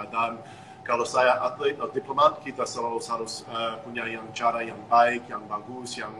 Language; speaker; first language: Indonesian; non-native, fluent; English